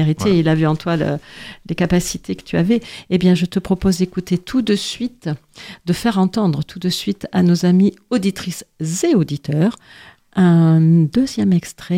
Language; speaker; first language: French; native; French